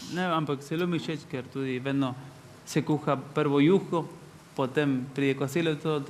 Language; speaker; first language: Slovenian; non-native, learner; Spanish